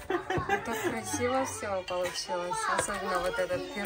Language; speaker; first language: Russian; non-native, local second language; Kazakh